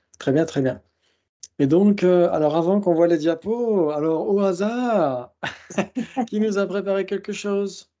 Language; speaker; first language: French; native; French